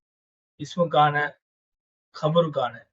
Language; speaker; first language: Arabic; non-native, fluent; Tamil